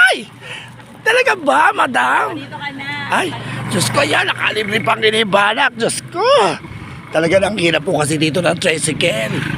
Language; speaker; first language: Filipino; native; Filipino